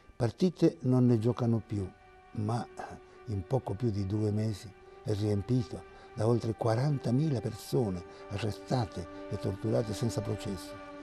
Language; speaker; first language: Italian; non-native, fluent; Spanish